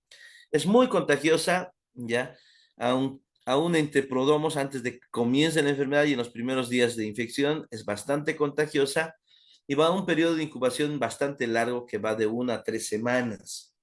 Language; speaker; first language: Spanish; native; Spanish